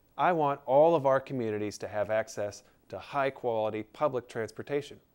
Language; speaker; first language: English; native; English